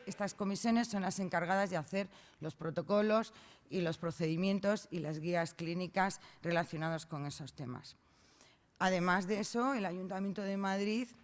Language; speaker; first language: Spanish; native; Spanish